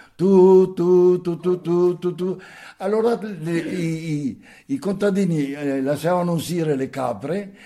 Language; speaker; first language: Italian; native; Italian